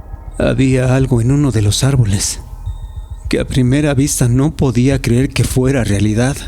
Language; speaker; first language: Spanish; native; Spanish